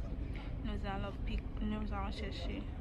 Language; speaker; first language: French; non-native, learner; Haitian Creole